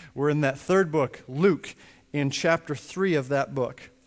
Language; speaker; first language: English; native; English